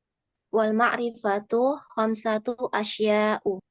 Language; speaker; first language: Arabic; non-native, learner; Indonesian